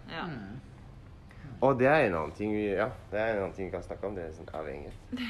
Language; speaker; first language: Norwegian; non-native, learner; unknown